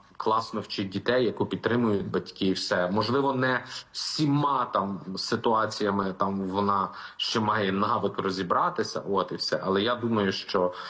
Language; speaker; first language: Ukrainian; native; Ukrainian